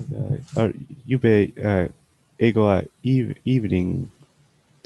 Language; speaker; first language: Japanese; non-native, learner; English